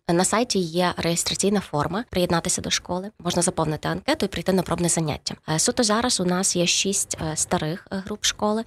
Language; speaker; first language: Ukrainian; native; Ukrainian